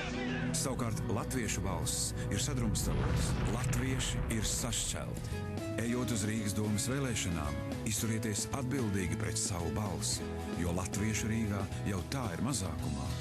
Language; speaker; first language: Latvian; native; Latvian